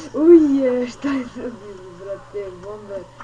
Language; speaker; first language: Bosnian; early bilingual, heritage; Bosnian